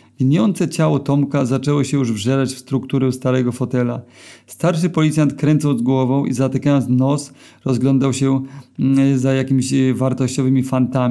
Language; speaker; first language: Polish; native; Polish